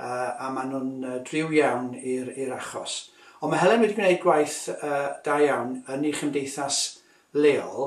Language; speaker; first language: Welsh; native; Welsh